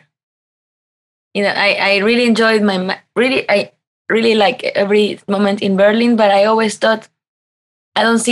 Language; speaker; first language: English; non-native, fluent; Spanish